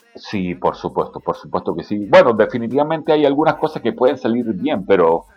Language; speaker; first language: Spanish; native; Spanish